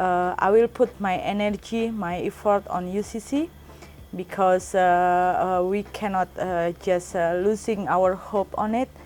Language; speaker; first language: English; non-native, learner; Indonesian